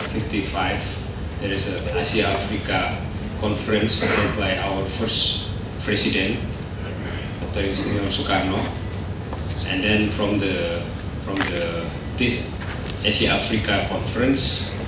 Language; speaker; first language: English; non-native, learner; Indonesian